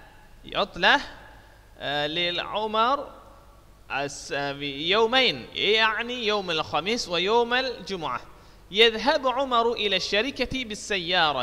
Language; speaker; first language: Arabic; non-native, fluent; Indonesian